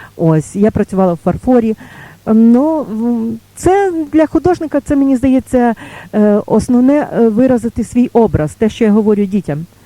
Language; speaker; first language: Ukrainian; native; Ukrainian